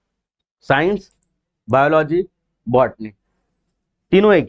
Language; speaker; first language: Hindi; native; Hindi